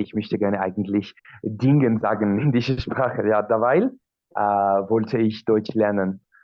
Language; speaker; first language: German; non-native, learner; Spanish